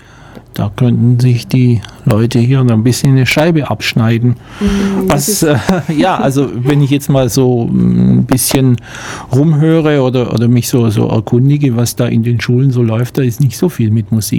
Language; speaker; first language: German; native; German